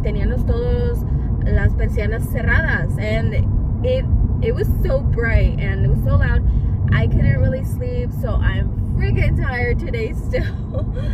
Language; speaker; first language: English; early bilingual, other home language; Spanish